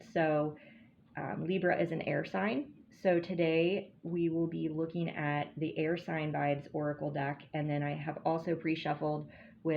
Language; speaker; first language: English; native; English